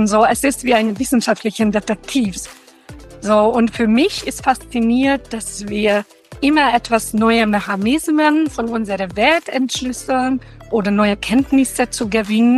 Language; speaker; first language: German; non-native, fluent; Hungarian